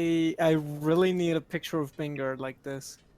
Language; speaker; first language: English; native; English